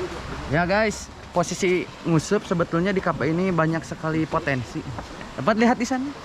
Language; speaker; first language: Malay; non-native, local second language; Sundanese